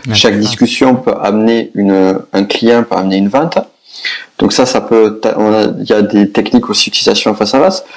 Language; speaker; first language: French; native; French